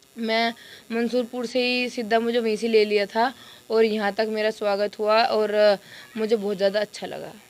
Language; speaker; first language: Hindi; native; Hindi